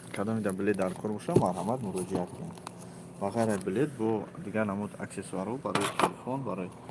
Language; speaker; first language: Russian; non-native, local second language; Tajik